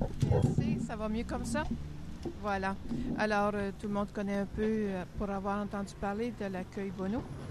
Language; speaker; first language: French; native; French